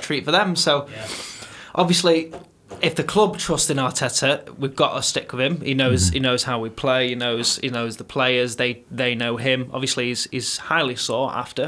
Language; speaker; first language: English; native; English